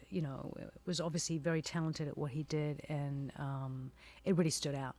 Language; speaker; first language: English; native; English